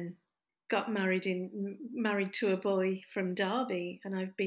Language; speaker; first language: English; native; English